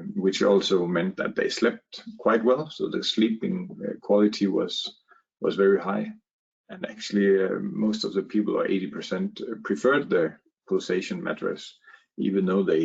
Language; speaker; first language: English; non-native, fluent; Danish